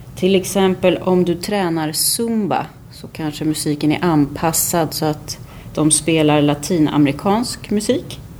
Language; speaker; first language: Swedish; native; Swedish